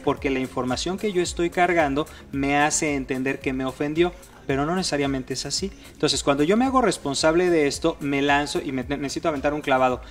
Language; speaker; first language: Spanish; native; Spanish